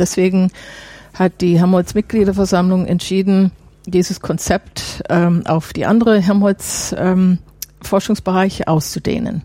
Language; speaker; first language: German; non-native, fluent; English